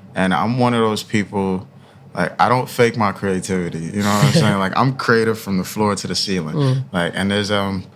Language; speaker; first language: English; early bilingual, other home language; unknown